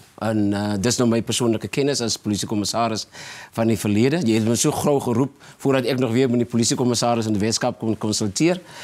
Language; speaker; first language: Afrikaans; native; Afrikaans